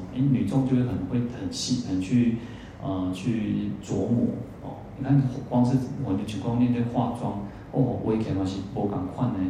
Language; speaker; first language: Chinese; native; Chinese